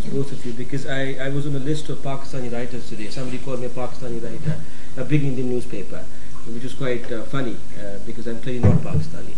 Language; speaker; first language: English; non-native, local second language; Kashmiri